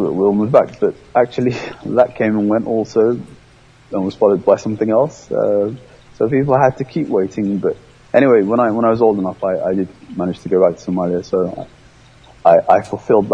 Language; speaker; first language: English; early bilingual, other home language; Somali